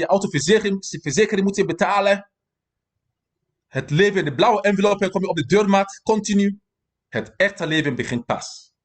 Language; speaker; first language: Dutch; non-native, fluent; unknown